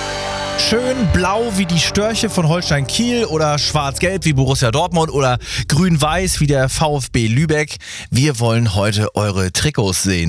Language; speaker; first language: German; native; German